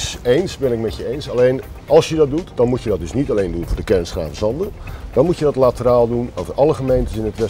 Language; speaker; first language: Dutch; native; Dutch